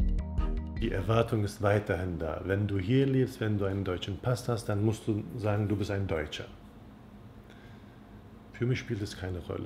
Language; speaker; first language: German; non-native, fluent; Turkish